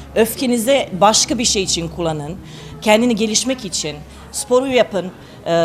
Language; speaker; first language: Turkish; non-native, fluent; Serbian